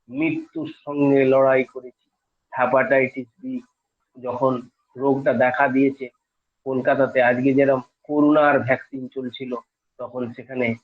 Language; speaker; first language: Bangla; native; Bangla